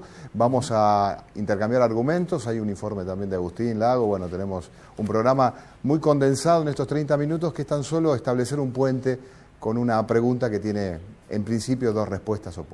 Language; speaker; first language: Spanish; native; Spanish